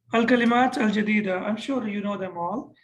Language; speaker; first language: Arabic; non-native, fluent; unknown